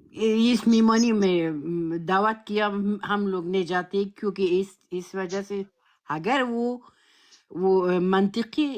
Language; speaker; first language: Hindi; non-native, learner; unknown